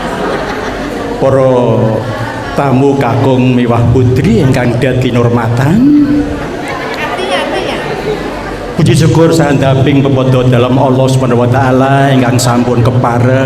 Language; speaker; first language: Indonesian; native; Indonesian